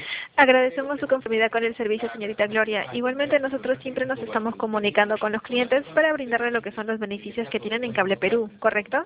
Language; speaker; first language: Spanish; native; Spanish